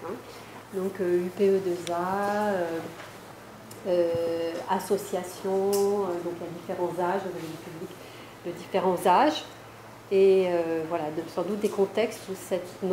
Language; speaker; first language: French; native; French